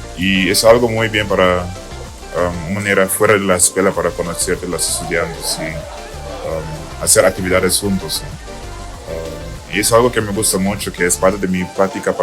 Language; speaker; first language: Spanish; non-native, learner; Dutch